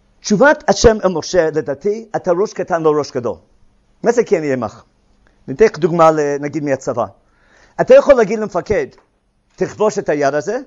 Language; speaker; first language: Hebrew; non-native, fluent; English